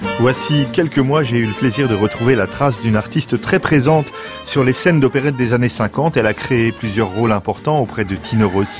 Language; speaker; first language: French; native; French